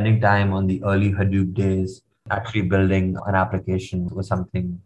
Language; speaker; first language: English; non-native, local second language; Hindi